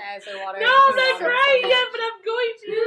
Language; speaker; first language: English; native; English